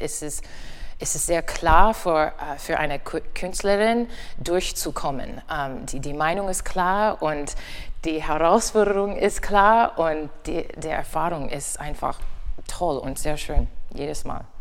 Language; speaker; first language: German; non-native, learner; English